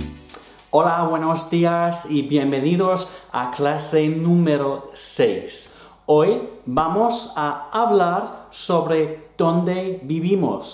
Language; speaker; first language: Spanish; non-native, fluent; English